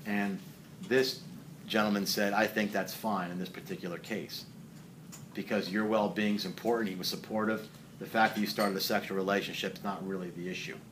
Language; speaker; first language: English; native; English